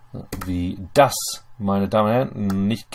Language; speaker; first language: German; non-native, fluent; English